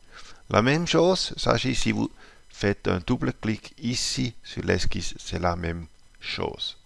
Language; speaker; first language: French; non-native, local second language; German